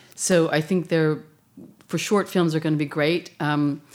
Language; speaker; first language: English; native; English